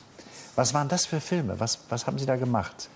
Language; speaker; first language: German; native; German